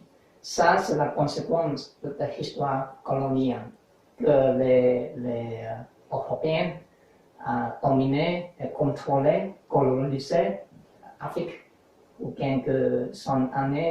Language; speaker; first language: French; non-native, learner; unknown